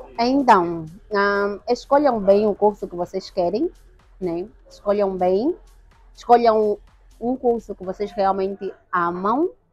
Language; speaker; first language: Portuguese; native; Portuguese